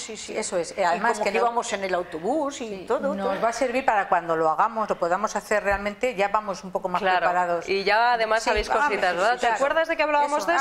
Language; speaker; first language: Spanish; native; Spanish